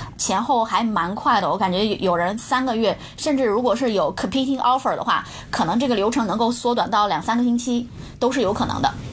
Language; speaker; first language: Chinese; native; Chinese